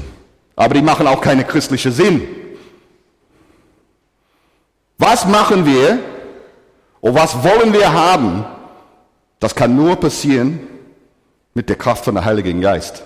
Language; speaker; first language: German; non-native, fluent; English